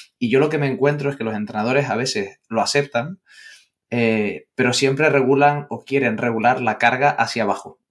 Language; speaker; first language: Spanish; native; Spanish